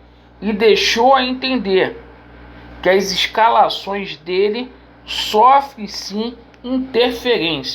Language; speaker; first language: Portuguese; native; Portuguese